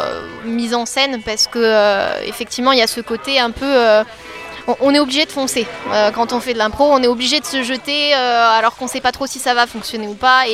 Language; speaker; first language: French; native; French